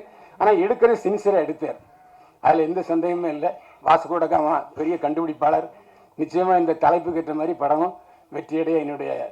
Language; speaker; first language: Tamil; native; Tamil